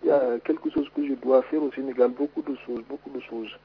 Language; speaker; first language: French; non-native, local second language; Wolof